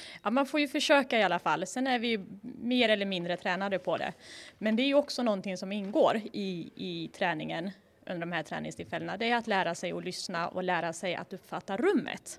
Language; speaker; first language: Swedish; native; Swedish